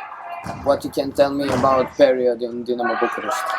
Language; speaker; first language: English; non-native, learner; Serbian